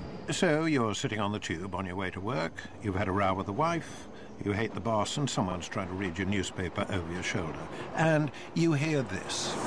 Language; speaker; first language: English; native; English